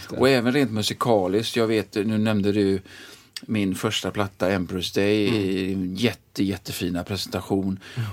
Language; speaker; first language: Swedish; native; Swedish